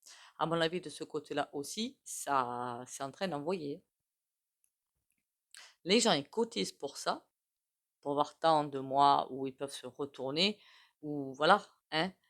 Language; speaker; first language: French; native; French